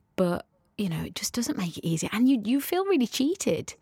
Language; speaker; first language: English; native; English